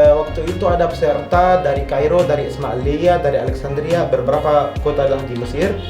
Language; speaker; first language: Indonesian; non-native, fluent; Arabic